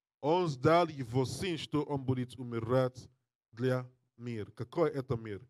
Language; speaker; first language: Russian; non-native, learner; English